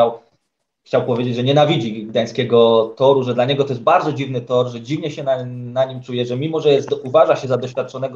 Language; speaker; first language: Polish; native; Polish